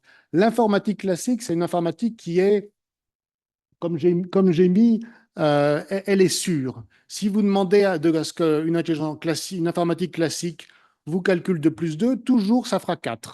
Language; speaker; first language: French; native; French